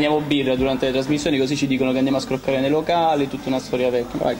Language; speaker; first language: Italian; native; Italian